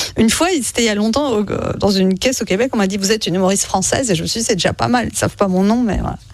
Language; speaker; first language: French; native; French